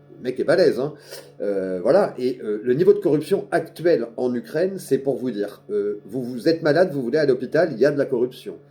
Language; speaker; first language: French; native; French